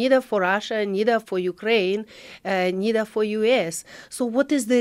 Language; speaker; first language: English; non-native, fluent; Ukrainian